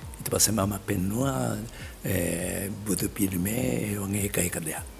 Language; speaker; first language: Sinhala; non-native, learner; Japanese